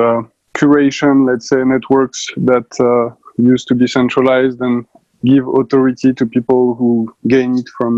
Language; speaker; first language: English; non-native, fluent; French